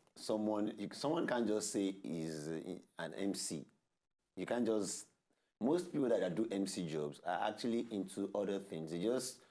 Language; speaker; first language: Nigerian Pidgin; non-native, local second language; Yoruba